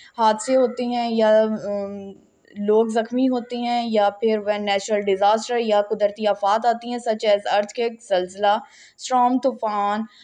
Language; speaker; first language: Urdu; non-native, local second language; Punjabi